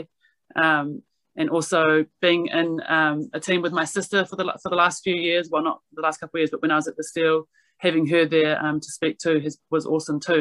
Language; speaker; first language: English; non-native, local second language; Māori